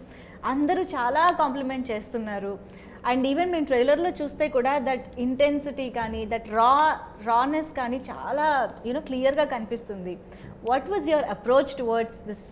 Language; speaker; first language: Telugu; native; Telugu